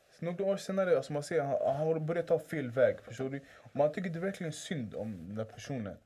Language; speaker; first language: Swedish; early bilingual, other home language; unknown